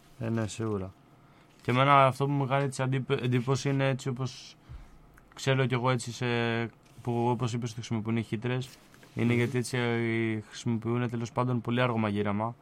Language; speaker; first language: Greek; native; Greek